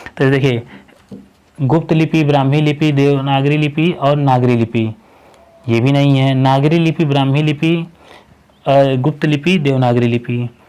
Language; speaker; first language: Hindi; native; Hindi